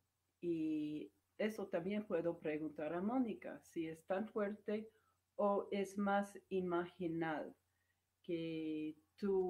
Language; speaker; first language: Spanish; non-native, fluent; English